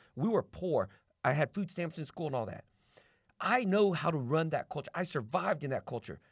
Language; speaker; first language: English; native; English